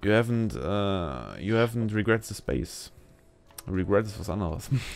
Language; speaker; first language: English; non-native, learner; German